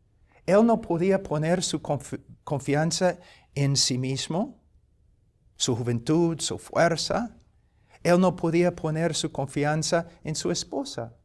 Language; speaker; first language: Spanish; non-native, fluent; English